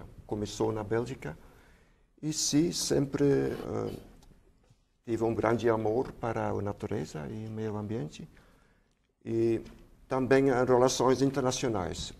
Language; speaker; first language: Portuguese; non-native, fluent; Dutch